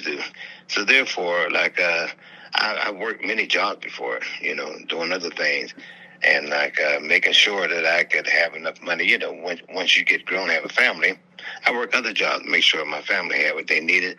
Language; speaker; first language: English; native; English